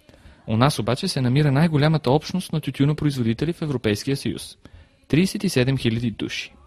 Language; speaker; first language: Bulgarian; native; Bulgarian